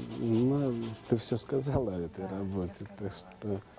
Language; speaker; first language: Russian; native; Russian